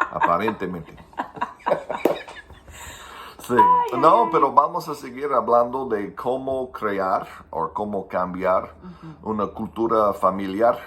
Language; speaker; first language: Spanish; non-native, fluent; English